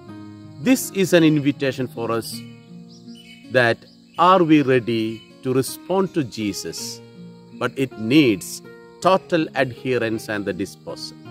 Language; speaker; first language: English; non-native, local second language; Malayalam